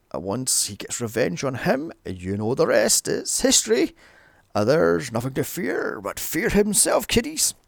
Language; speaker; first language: English; native; English